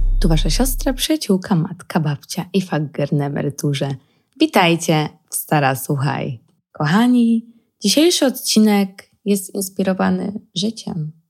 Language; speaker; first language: Polish; early bilingual, heritage; Polish